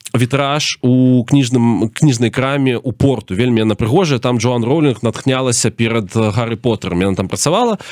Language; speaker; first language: Belarusian; non-native, local second language; Russian